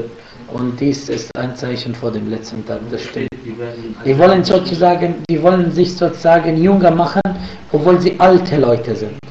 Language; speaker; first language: German; non-native, fluent; Arabic